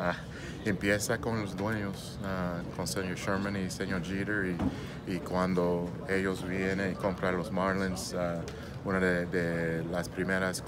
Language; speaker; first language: Spanish; non-native, learner; English